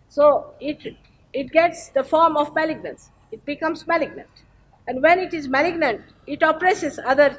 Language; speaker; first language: English; non-native, local second language; Marathi